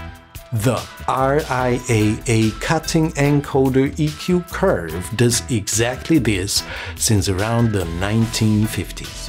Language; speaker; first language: English; non-native, fluent; German